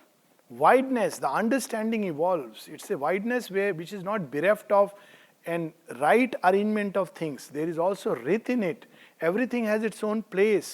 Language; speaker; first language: English; non-native, local second language; Hindi